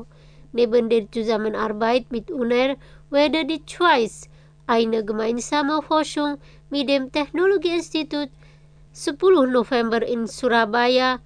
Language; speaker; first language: German; non-native, fluent; Indonesian